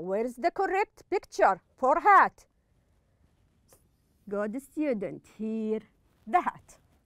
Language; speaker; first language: English; non-native, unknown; Arabic